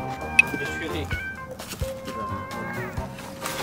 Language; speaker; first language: Chinese; native; Chinese